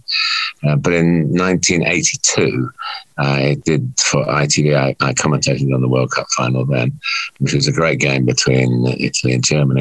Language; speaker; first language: English; native; English